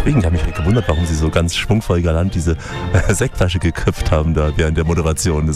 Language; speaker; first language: German; native; German